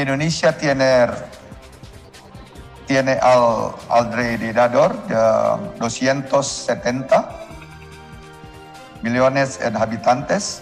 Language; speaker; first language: Spanish; non-native, learner; Indonesian